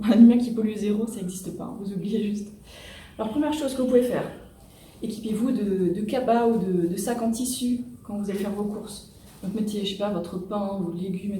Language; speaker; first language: French; native; French